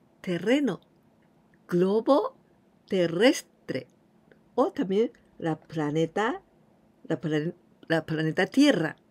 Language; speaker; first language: Spanish; non-native, fluent; Japanese